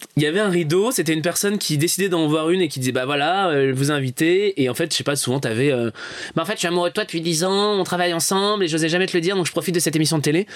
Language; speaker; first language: French; native; French